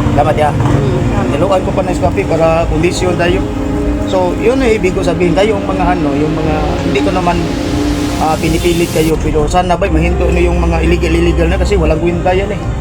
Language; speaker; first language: Filipino; non-native, local second language; Cebuano